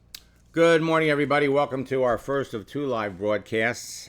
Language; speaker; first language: English; native; English